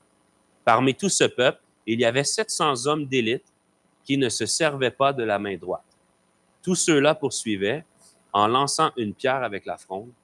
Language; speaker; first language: French; native; French